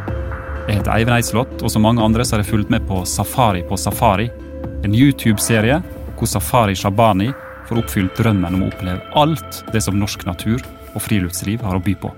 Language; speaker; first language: Norwegian; native; Norwegian